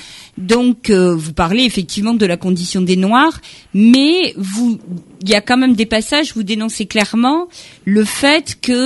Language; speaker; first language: French; native; French